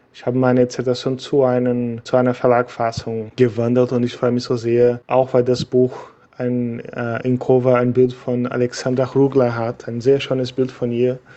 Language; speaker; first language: German; non-native, fluent; Portuguese